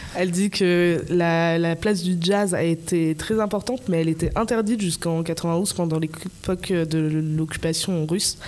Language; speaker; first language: French; native; French